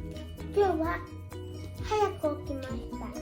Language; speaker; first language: Japanese; non-native, learner; Filipino